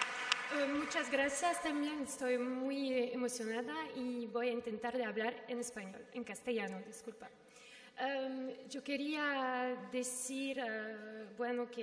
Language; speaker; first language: Spanish; non-native, fluent; French